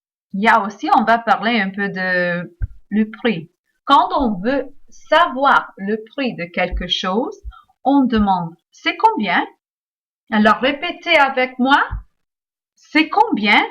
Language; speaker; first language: French; non-native, fluent; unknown